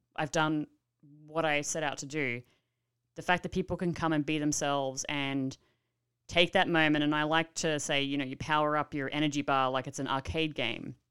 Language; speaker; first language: English; native; English